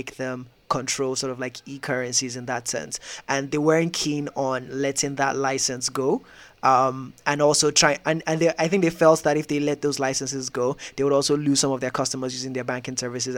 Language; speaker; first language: English; non-native, local second language; Yoruba